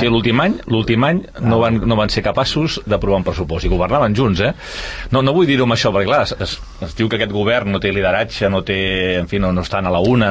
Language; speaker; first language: Catalan; native; Catalan